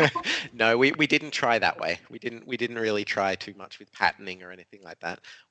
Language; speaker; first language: English; native; English